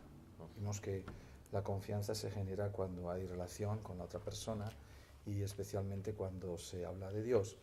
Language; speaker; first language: Spanish; native; Spanish